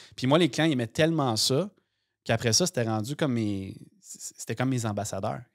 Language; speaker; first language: French; native; French